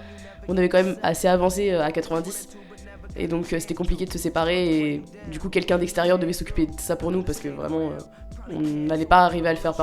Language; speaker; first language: French; native; French